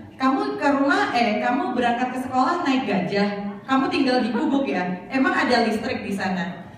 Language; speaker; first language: Indonesian; native; Indonesian